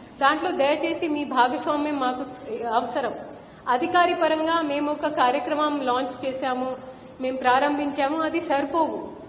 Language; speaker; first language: Telugu; non-native, fluent; Hindi